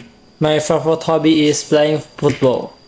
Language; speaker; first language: English; non-native, learner; Indonesian